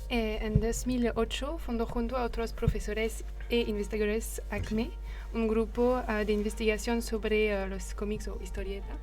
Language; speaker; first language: Spanish; native; Spanish